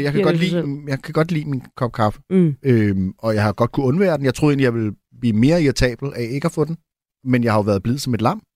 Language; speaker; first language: Danish; native; Danish